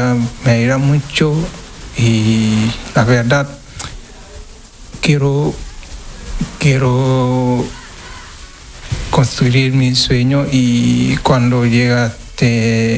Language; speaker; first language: Spanish; non-native, learner; Wolof